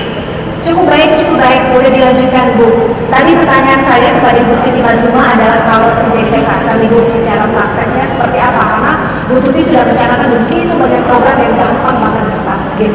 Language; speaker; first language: Indonesian; native; Indonesian